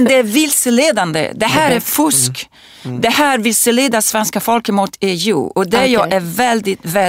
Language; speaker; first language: Swedish; non-native, fluent; Italian